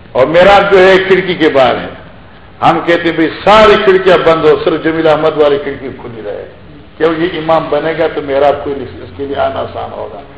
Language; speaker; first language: Urdu; non-native, local second language; Northern Hindko